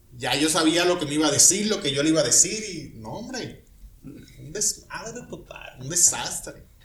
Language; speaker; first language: Spanish; native; Spanish